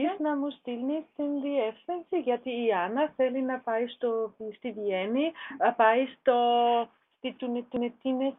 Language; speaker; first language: Greek; non-native, learner; German